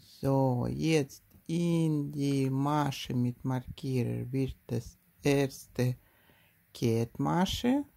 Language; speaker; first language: German; non-native, learner; Russian